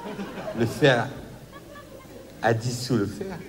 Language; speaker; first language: French; native; French